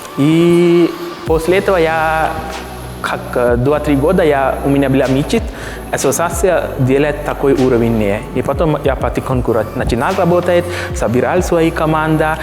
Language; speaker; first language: Russian; non-native, learner; Sinhala